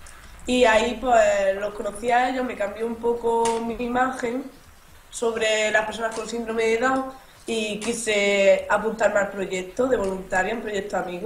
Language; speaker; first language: Spanish; native; Spanish